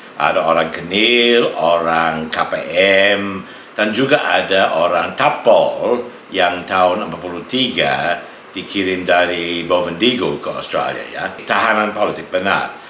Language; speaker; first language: Indonesian; non-native, fluent; English